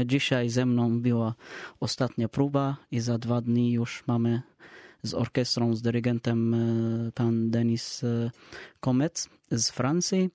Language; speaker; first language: Polish; non-native, learner; Arabic